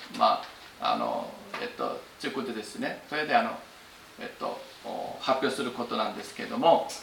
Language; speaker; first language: Japanese; non-native, fluent; Korean